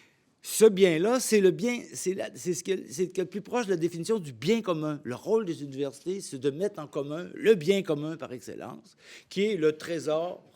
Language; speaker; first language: French; native; French